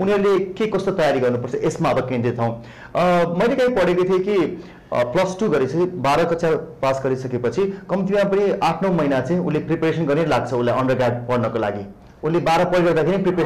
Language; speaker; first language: Nepali; native; Nepali